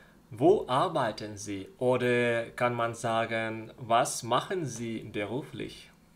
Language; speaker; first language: German; non-native, learner; Russian